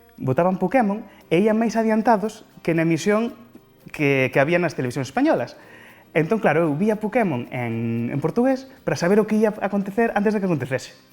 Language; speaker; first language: Galician; non-native, local second language; Spanish